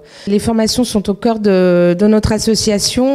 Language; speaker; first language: French; native; French